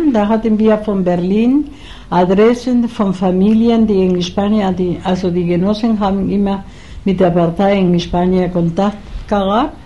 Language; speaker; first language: German; non-native, fluent; Spanish